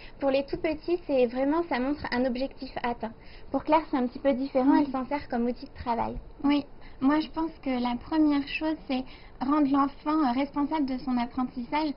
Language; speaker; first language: French; native; French